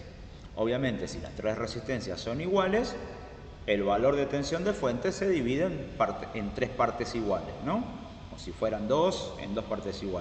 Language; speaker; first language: Spanish; native; Spanish